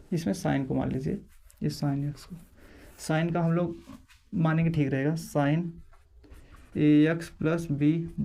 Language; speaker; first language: Hindi; native; Hindi